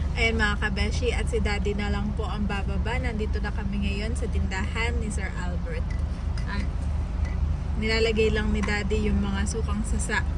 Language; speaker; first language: Filipino; native; Filipino